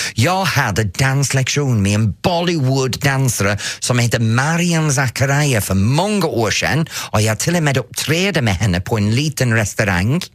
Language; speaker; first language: Swedish; non-native, fluent; English